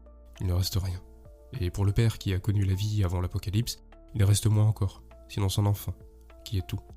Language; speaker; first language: French; native; French